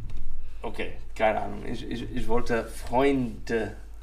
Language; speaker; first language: German; non-native, fluent; English